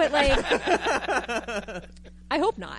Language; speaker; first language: English; native; English